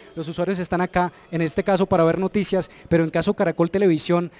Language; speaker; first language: Spanish; native; Spanish